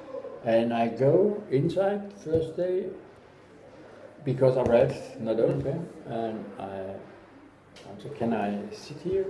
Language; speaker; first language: English; non-native, learner; German